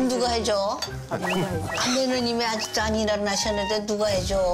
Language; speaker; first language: Korean; native; Korean